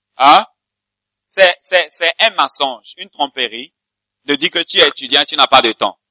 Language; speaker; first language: French; non-native, fluent; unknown